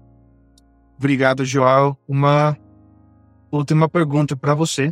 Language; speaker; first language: Portuguese; non-native, fluent; Spanish